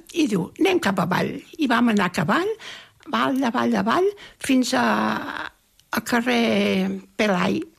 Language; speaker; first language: Catalan; native; Catalan